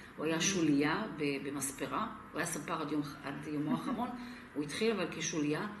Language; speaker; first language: Hebrew; non-native, local second language; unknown